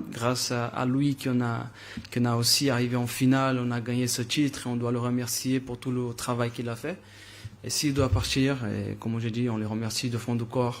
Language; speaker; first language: French; non-native, fluent; Portuguese